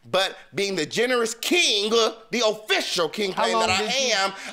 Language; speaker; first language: English; native; English